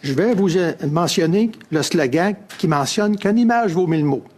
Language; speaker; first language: French; native; French